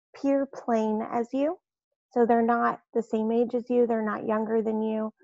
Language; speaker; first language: English; native; English